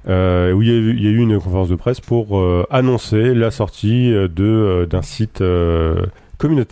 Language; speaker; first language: French; native; French